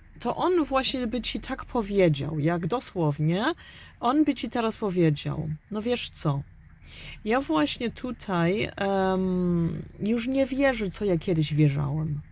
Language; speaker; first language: Polish; early bilingual, heritage; German